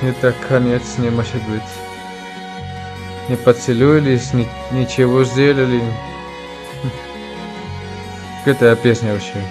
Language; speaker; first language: Russian; non-native, fluent; Spanish